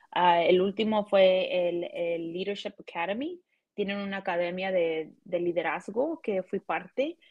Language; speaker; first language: Spanish; early bilingual, heritage; Spanish